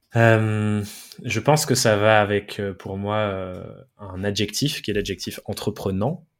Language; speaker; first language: French; early bilingual, other home language; English